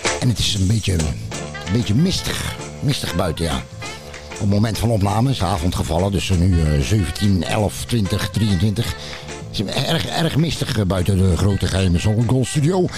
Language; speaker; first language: Dutch; native; Dutch